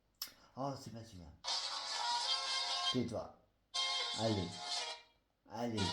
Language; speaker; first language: French; non-native, fluent; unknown